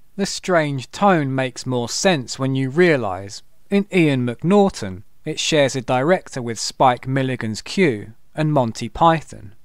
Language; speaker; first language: English; native; English